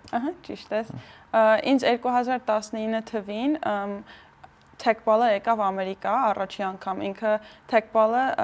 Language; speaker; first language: Armenian; early bilingual, heritage; Armenian